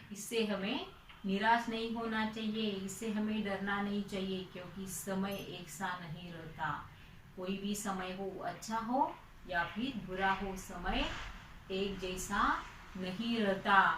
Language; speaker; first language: Hindi; non-native, local second language; Marathi